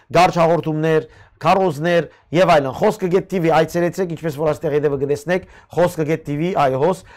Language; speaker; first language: Armenian; early bilingual, heritage; Armenian